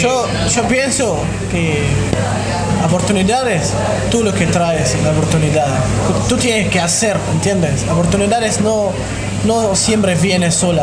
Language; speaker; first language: Spanish; non-native, learner; Arabic